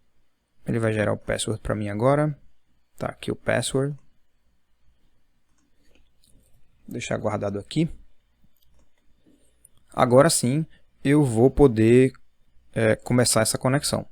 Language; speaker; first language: Portuguese; native; Portuguese